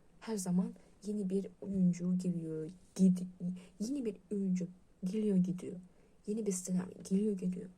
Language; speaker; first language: Turkish; non-native, learner; Russian